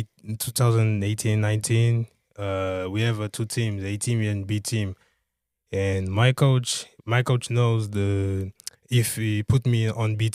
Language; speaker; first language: English; non-native, learner; Portuguese